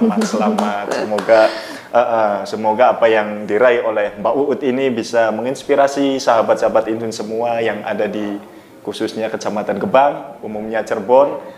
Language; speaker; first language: Indonesian; native; Indonesian